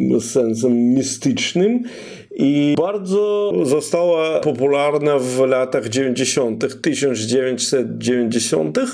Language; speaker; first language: Polish; non-native, fluent; Russian